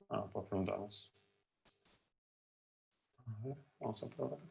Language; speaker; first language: Spanish; native; Spanish